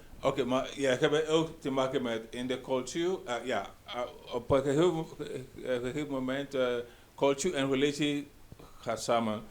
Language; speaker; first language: Dutch; non-native, learner; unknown